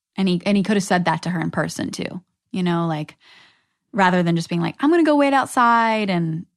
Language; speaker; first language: English; native; English